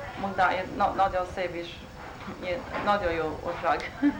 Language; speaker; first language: Hungarian; non-native, learner; Chinese